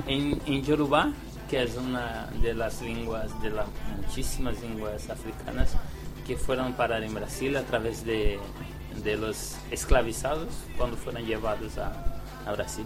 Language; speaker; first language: Spanish; non-native, fluent; Portuguese